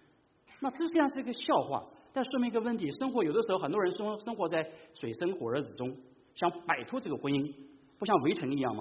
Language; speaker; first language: Chinese; native; Chinese